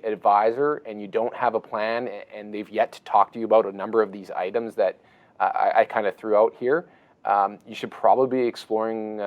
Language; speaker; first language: English; native; English